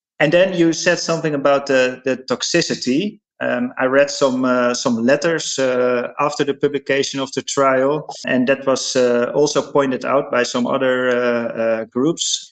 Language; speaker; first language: English; non-native, fluent; Dutch